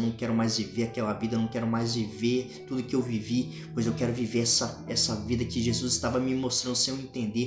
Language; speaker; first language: Portuguese; native; Portuguese